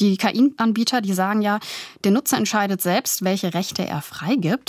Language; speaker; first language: German; native; German